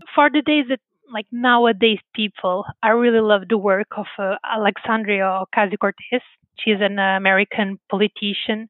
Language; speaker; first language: English; non-native, fluent; Portuguese